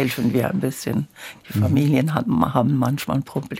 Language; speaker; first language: German; non-native, learner; French